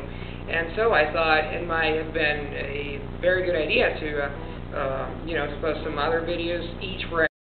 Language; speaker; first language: English; non-native, fluent; Italian